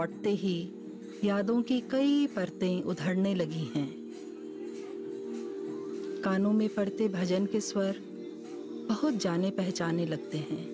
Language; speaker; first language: Hindi; native; Hindi